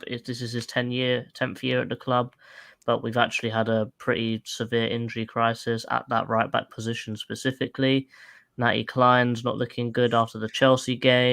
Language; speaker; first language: English; native; English